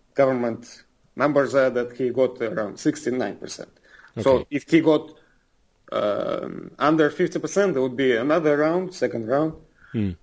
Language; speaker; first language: English; non-native, fluent; Russian